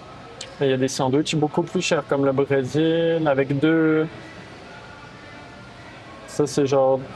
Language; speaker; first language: French; native; French